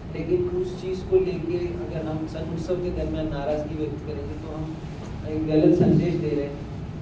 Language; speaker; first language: Hindi; non-native, local second language; Marathi